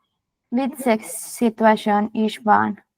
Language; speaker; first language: Hungarian; non-native, learner; Spanish